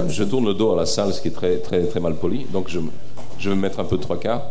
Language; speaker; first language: French; early bilingual, other home language; Serbian